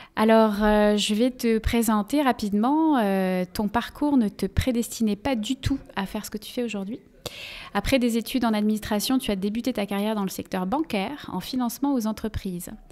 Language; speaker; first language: French; native; French